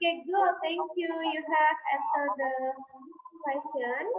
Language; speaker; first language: English; non-native, fluent; Indonesian